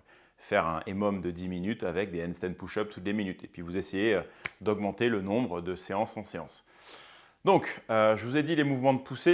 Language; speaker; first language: French; native; French